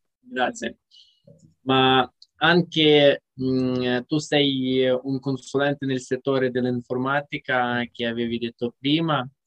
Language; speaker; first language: Italian; non-native, fluent; Russian